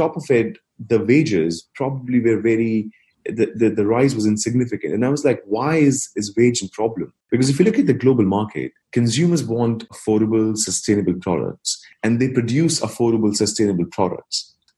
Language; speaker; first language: English; non-native, local second language; Hindi